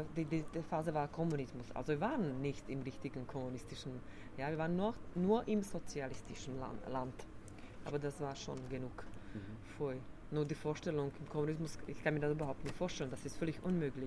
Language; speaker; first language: German; non-native, fluent; Slovak